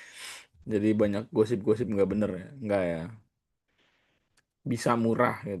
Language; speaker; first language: Indonesian; native; Indonesian